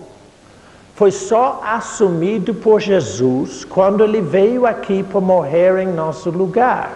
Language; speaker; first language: Portuguese; non-native, fluent; English